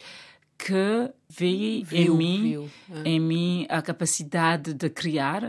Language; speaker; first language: Portuguese; non-native, local second language; Kabuverdianu